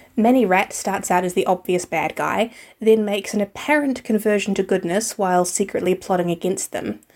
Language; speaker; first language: English; native; English